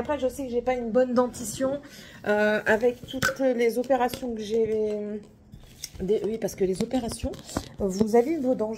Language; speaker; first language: French; native; French